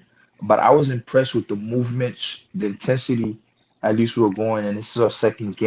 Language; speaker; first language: English; native; English